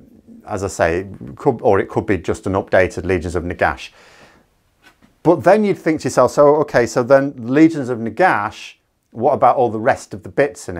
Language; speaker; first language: English; native; English